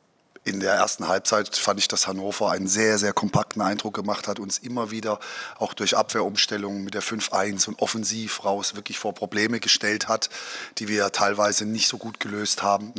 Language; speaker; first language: German; native; German